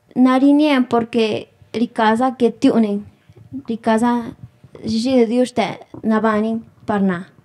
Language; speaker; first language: Spanish; non-native, local second language; Zapotec